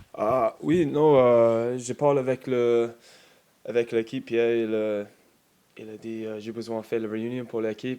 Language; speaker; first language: French; non-native, learner; English